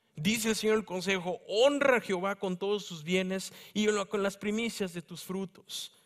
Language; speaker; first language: Spanish; native; Spanish